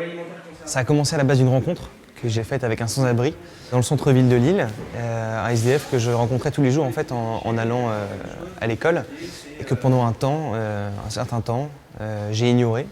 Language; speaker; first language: French; native; French